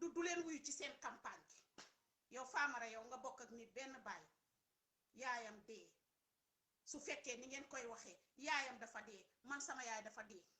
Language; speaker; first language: Wolof; non-native, local second language; Serer